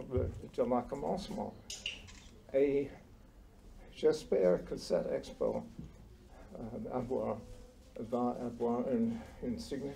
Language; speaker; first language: French; non-native, learner; English